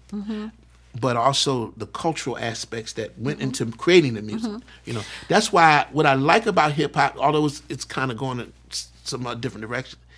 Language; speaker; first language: English; native; English